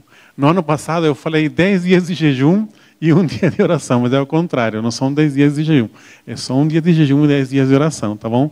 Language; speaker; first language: Portuguese; native; Portuguese